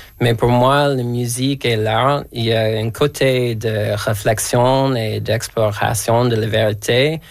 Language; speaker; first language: French; non-native, local second language; English